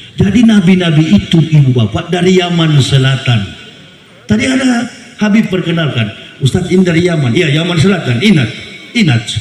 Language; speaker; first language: Indonesian; native; Indonesian